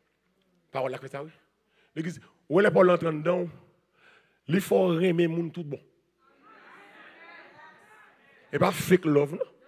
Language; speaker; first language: French; non-native, learner; Haitian Creole